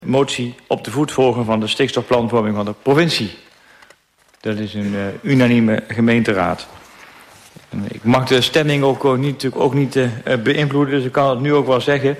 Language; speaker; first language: Dutch; native; Dutch